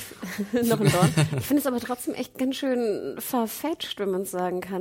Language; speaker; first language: German; native; German